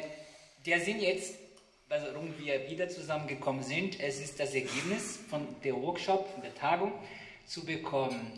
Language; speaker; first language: German; non-native, fluent; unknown